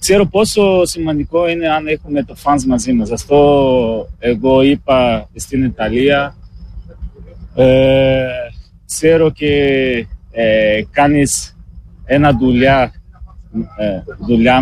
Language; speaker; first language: Greek; non-native, learner; Portuguese